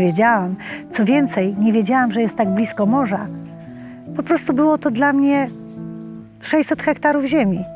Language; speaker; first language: Polish; native; Polish